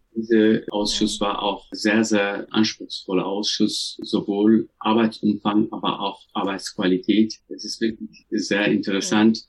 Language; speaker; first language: German; non-native, fluent; Turkish